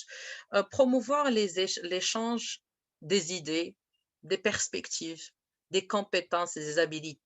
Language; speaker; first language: French; non-native, local second language; Arabic